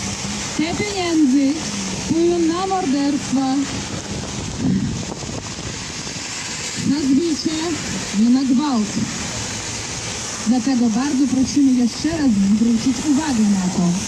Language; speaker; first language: Polish; non-native, fluent; Belarusian